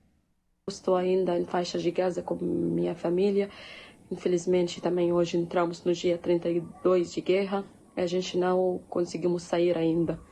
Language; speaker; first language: Portuguese; non-native, learner; Arabic